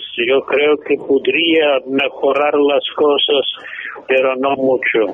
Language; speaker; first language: Spanish; non-native, fluent; English